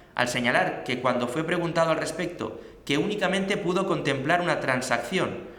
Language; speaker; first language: Spanish; non-native, local second language; Catalan